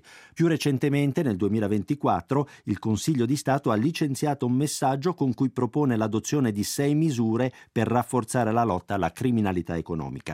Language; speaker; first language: Italian; native; Italian